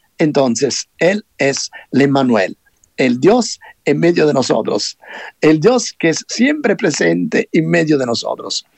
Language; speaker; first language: Spanish; non-native, fluent; Italian